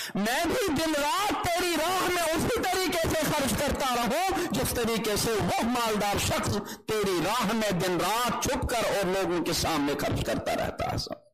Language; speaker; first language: Urdu; non-native, local second language; Kashmiri